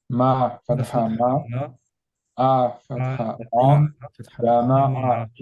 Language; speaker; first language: Arabic; non-native, learner; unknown